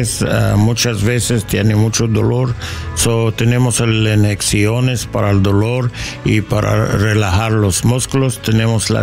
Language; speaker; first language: Spanish; non-native, learner; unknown